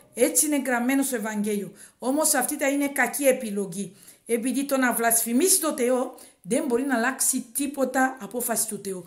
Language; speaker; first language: Greek; non-native, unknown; Swahili